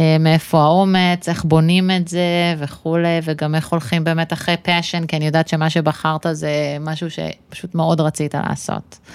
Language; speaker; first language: Hebrew; native; Hebrew